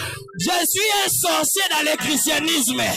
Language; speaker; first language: French; non-native, local second language; Lingala